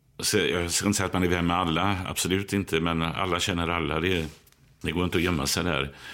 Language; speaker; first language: Swedish; native; Swedish